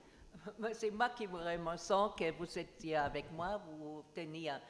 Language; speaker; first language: French; non-native, learner; German